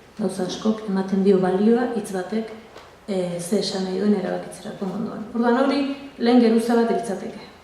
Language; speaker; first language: Basque; native; Basque